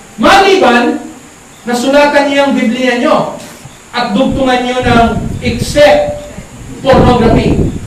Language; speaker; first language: Filipino; native; Filipino